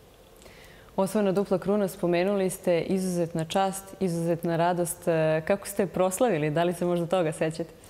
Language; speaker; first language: Serbian; native; Serbian